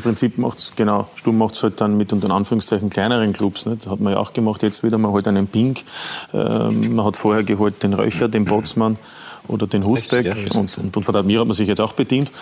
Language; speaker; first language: German; native; German